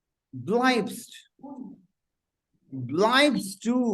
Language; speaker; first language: German; non-native, fluent; Hindi